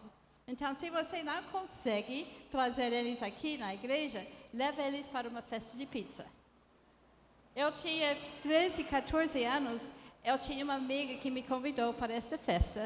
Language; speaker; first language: Portuguese; non-native, fluent; English